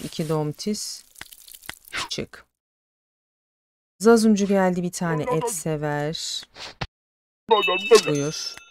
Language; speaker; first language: Turkish; native; Turkish